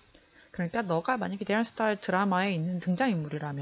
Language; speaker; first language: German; non-native, fluent; Korean